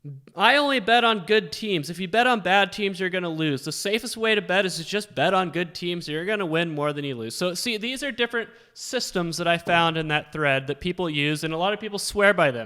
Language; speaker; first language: English; native; English